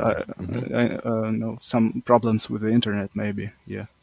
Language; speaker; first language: English; non-native, fluent; Russian